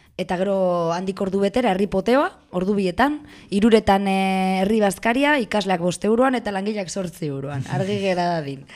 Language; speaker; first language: Basque; native; Basque